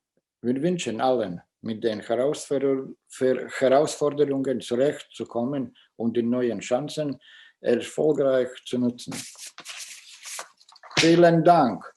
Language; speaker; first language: German; non-native, fluent; Latvian